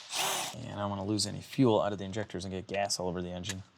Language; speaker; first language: English; native; English